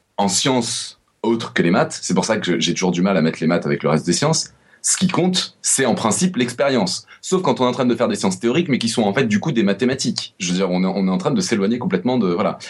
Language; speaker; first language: French; native; French